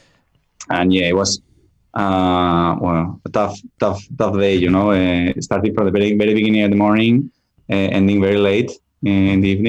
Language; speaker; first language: English; non-native, fluent; Spanish